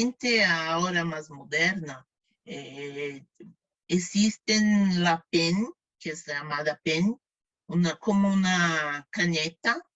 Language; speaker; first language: Spanish; non-native, fluent; Portuguese